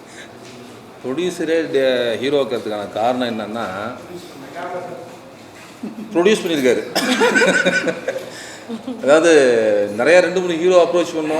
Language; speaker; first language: Tamil; native; Tamil